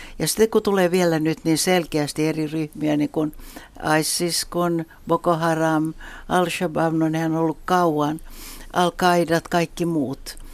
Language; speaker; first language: Finnish; non-native, local second language; Swedish